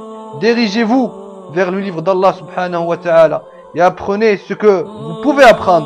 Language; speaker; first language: French; non-native, local second language; Arabic